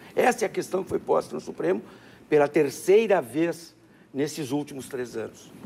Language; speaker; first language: Portuguese; native; Portuguese